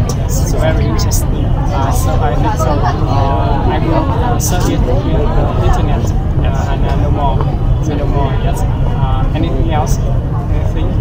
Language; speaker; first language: English; non-native, learner; Vietnamese